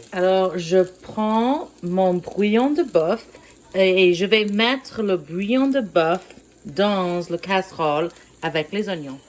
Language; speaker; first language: French; non-native, fluent; English